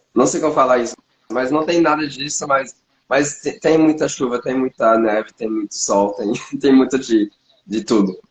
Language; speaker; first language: Portuguese; non-native, fluent; French